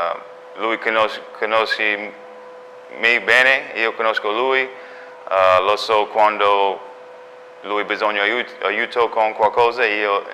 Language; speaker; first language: Italian; non-native, learner; English